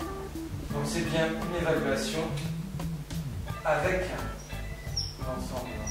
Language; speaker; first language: French; native; French